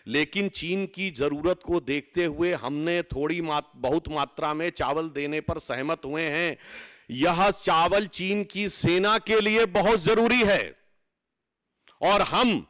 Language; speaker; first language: Hindi; native; Hindi